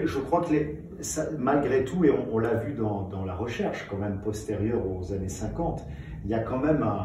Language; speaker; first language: French; native; French